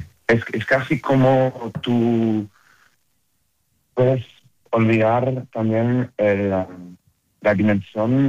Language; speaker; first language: Spanish; non-native, learner; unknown